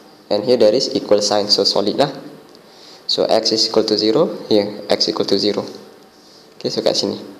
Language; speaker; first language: English; non-native, local second language; Malay